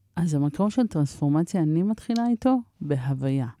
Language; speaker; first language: Hebrew; early bilingual, other home language; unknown